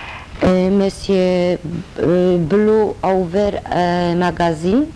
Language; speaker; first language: French; non-native, learner; Polish